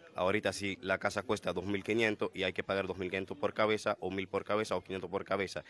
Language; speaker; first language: Spanish; non-native, fluent; Haitian Creole